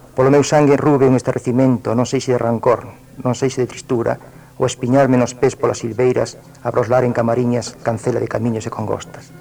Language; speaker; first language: Galician; non-native, local second language; Spanish